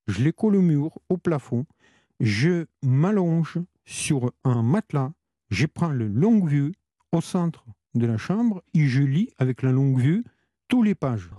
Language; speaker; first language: French; non-native, fluent; Russian